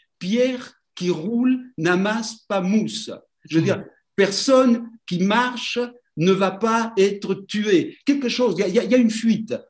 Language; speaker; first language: French; non-native, fluent; Spanish